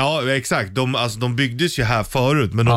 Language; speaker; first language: Swedish; native; Swedish